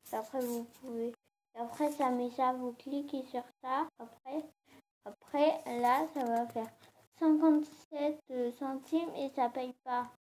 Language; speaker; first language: French; native; French